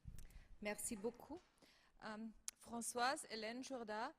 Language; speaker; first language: French; non-native, fluent; German